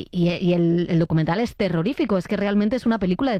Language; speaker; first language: Spanish; native; Spanish